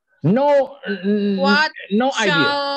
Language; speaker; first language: English; non-native, learner; Indonesian